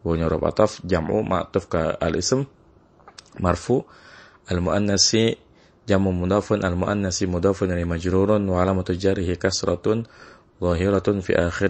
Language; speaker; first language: Arabic; non-native, fluent; Indonesian